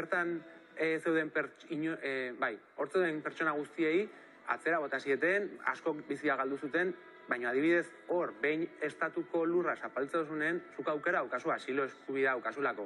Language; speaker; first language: Basque; native; Basque